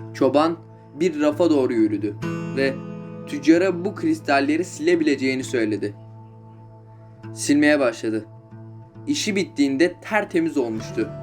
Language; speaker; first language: Turkish; native; Turkish